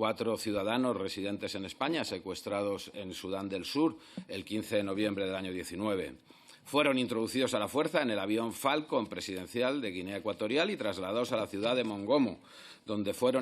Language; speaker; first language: Spanish; native; Spanish